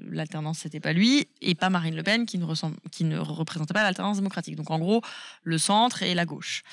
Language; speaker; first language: French; native; French